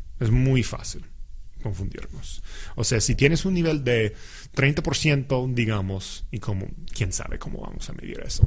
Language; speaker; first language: Spanish; non-native, fluent; English